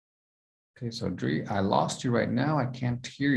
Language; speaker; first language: English; non-native, fluent; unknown